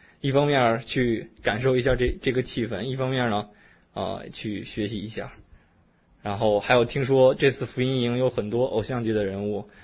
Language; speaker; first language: Chinese; native; Chinese